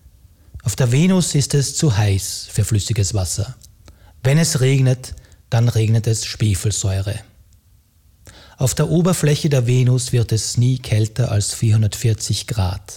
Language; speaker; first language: German; native; German